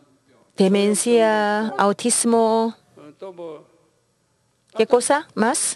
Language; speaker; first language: Spanish; non-native, learner; Korean